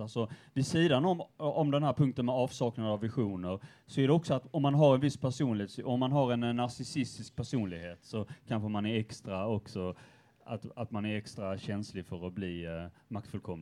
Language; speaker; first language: Swedish; native; Swedish